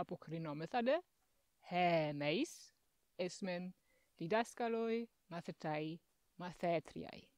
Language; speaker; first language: Greek; non-native, fluent; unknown